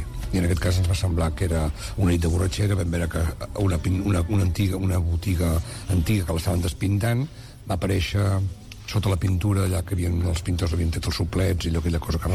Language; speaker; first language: Catalan; native; Catalan